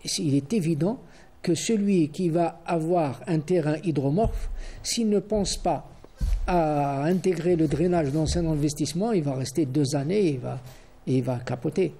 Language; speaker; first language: French; non-native, local second language; Arabic